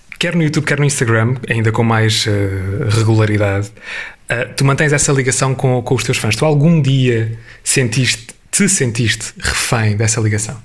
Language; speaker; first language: Portuguese; native; Portuguese